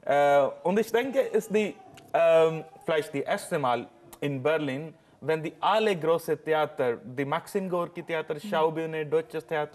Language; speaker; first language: German; non-native, learner; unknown